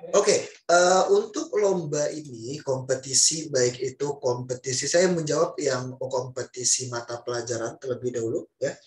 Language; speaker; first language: Indonesian; native; Indonesian